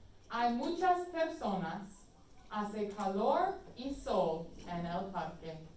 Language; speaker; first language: Spanish; non-native, fluent; English